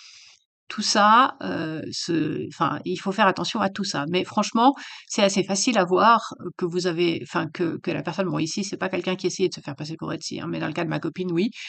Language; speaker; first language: French; native; French